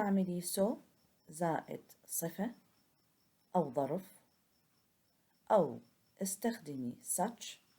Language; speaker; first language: Arabic; native; Arabic